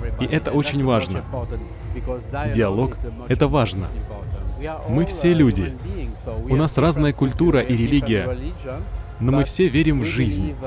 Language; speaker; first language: Russian; non-native, fluent; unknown